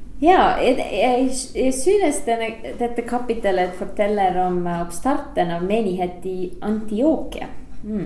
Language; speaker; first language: Norwegian; non-native, fluent; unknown